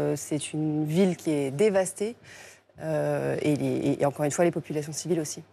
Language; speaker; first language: French; native; French